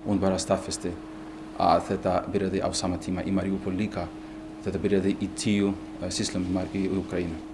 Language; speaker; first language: Icelandic; non-native, learner; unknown